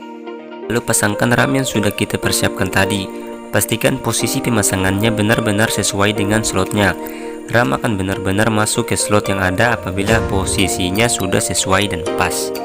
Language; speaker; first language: Indonesian; native; Indonesian